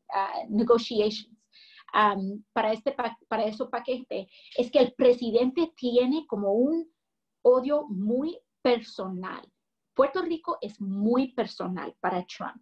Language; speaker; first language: Spanish; early bilingual, heritage; English